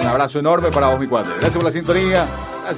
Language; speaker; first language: Spanish; native; Spanish